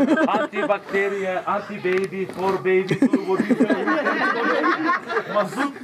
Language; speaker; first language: English; non-native, learner; Bulgarian